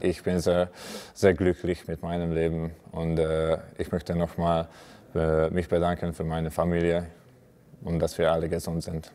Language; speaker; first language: German; non-native, fluent; Hungarian